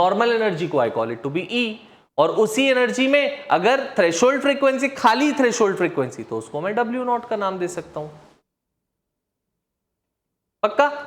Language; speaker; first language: Hindi; native; Hindi